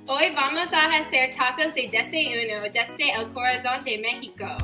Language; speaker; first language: Spanish; non-native, learner; English